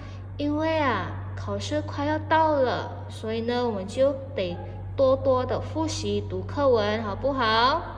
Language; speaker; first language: Chinese; non-native, fluent; Indonesian